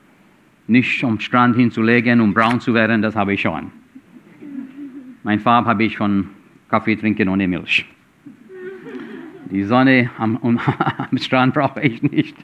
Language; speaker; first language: German; non-native, fluent; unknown